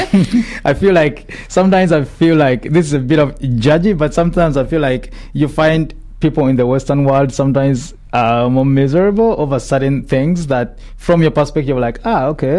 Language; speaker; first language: English; non-native, local second language; Ganda